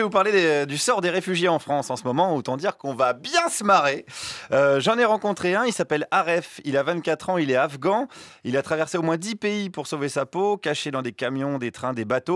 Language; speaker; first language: French; native; French